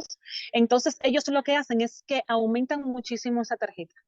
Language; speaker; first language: Spanish; native; Spanish